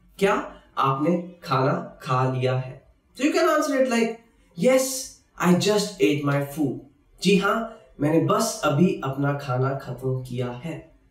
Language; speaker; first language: Hindi; native; Hindi